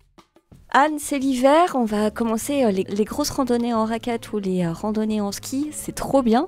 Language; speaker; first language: French; native; French